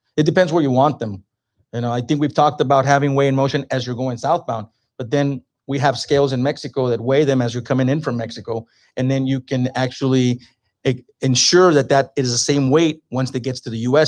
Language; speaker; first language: English; native; English